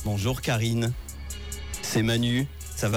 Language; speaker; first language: French; native; French